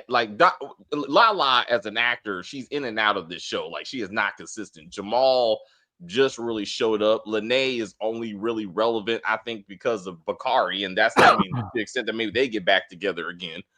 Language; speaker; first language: English; native; English